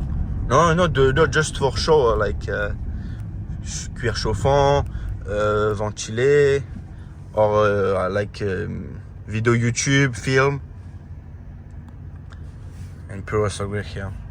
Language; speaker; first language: English; non-native, learner; French